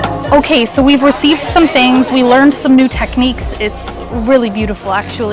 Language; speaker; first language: English; native; English